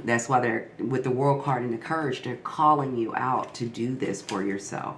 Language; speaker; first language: English; native; English